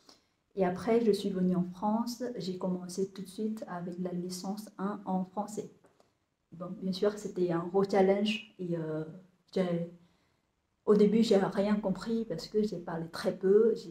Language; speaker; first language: French; non-native, fluent; Vietnamese